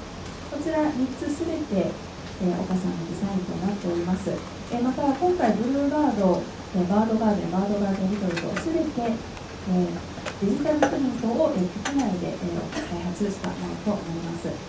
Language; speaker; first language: Japanese; native; Japanese